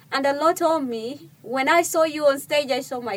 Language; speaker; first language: English; non-native, fluent; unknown